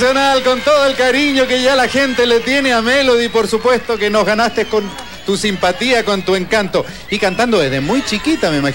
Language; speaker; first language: Spanish; native; Spanish